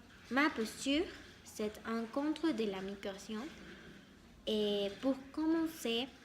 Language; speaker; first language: French; non-native, learner; Spanish